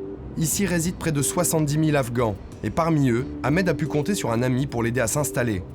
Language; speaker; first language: French; native; French